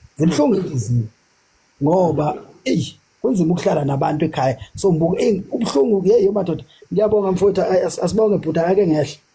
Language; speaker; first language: Zulu; native; Zulu